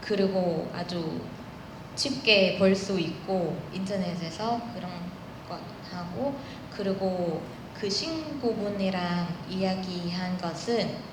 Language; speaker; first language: Korean; non-native, learner; Thai